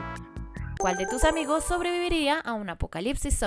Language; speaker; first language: Spanish; native; Spanish